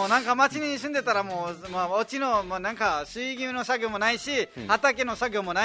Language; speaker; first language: Japanese; non-native, fluent; Nepali